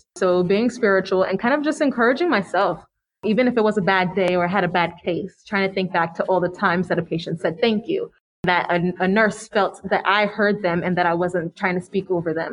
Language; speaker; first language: English; native; English